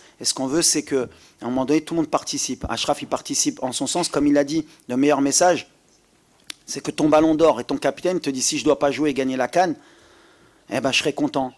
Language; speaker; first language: French; native; French